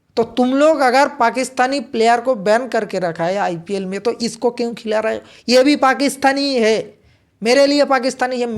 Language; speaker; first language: Hindi; non-native, local second language; Bangla